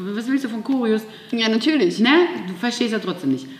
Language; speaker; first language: German; non-native, fluent; Russian